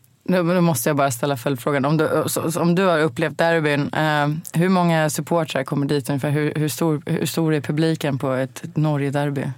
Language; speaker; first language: Swedish; native; Swedish